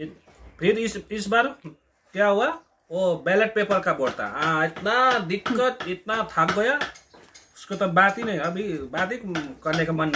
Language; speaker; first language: Hindi; non-native, local second language; Nepali